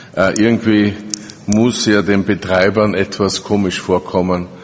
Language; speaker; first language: German; native; German